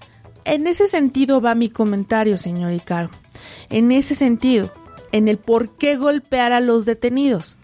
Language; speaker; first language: Spanish; native; Spanish